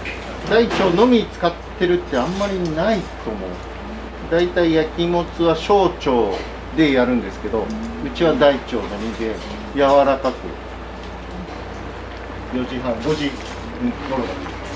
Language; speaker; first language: Japanese; native; Japanese